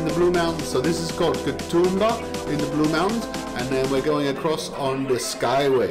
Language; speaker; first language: English; native; English